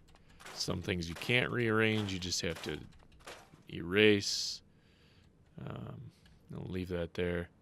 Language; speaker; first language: English; native; English